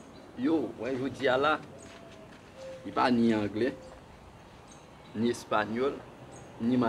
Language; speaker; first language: French; non-native, learner; Haitian Creole